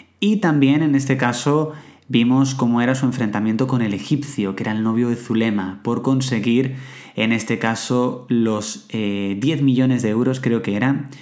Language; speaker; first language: Spanish; native; Spanish